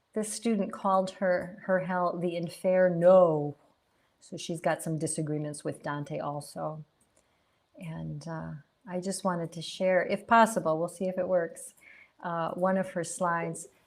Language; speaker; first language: English; native; English